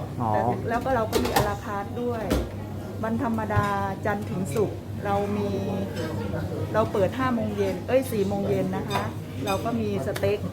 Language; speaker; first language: Thai; native; Thai